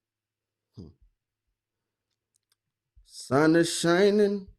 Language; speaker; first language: English; non-native, local second language; Akan